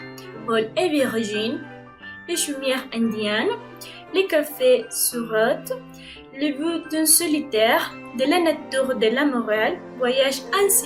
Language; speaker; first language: French; non-native, learner; Spanish